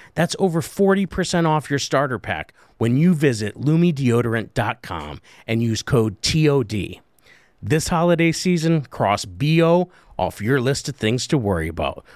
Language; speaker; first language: English; native; English